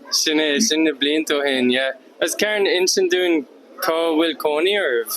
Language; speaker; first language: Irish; non-native, local second language; English